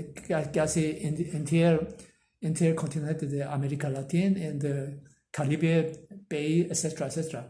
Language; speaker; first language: French; non-native, learner; Korean